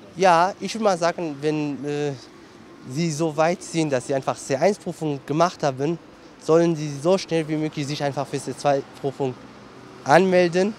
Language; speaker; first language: German; non-native, fluent; Kurdish